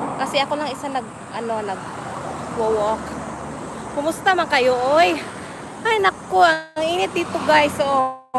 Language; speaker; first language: Filipino; non-native, local second language; Waray